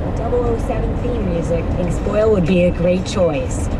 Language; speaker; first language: English; native; English